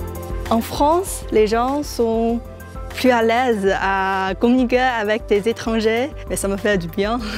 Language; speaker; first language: French; non-native, fluent; Chinese